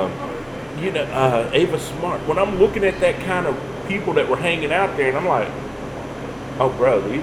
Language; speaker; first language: English; native; English